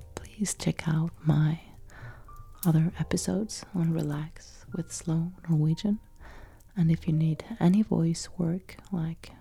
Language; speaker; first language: English; non-native, fluent; Norwegian